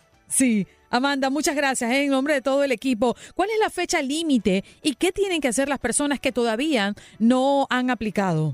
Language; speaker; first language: Spanish; native; Spanish